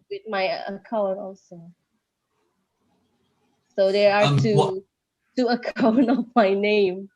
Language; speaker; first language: English; non-native, learner; Indonesian